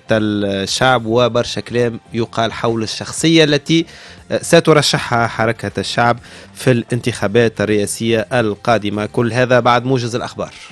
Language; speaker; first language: Arabic; native; Arabic